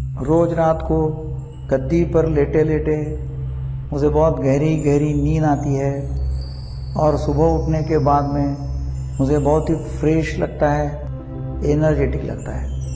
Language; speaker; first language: Hindi; non-native, local second language; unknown